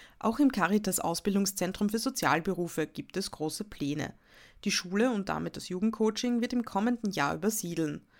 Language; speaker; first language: German; native; German